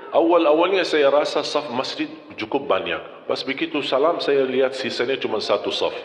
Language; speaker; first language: Malay; non-native, fluent; Arabic